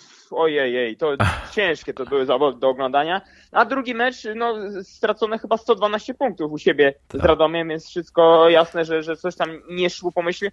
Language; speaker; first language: Polish; native; Polish